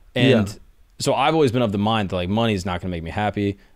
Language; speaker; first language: English; native; English